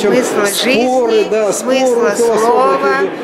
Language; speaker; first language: Russian; non-native, local second language; Lithuanian